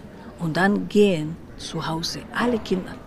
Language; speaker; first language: German; non-native, learner; Spanish